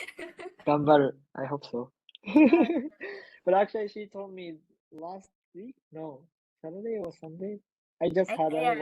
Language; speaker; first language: English; non-native, learner; Japanese